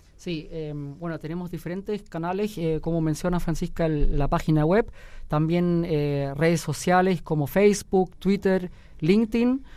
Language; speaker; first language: Spanish; early bilingual, heritage; Spanish